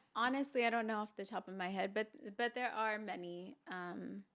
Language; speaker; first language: English; native; English